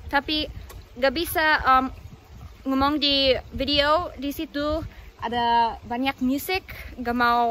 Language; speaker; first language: Indonesian; non-native, learner; English